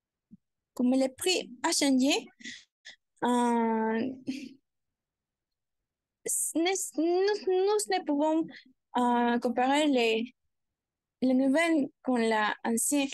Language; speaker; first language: French; non-native, learner; Spanish